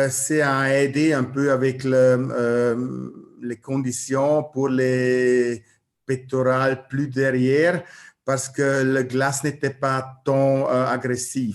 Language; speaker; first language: French; non-native, learner; German